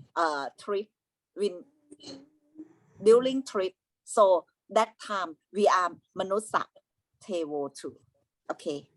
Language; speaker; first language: English; non-native, learner; Thai